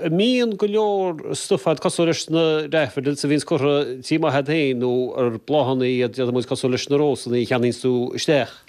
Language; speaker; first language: Irish; native; Irish